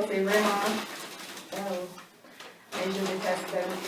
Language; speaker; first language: French; non-native, learner; English